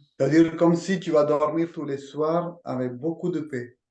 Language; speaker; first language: French; native; French